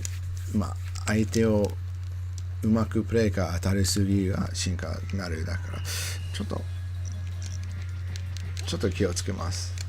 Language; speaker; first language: Japanese; non-native, learner; English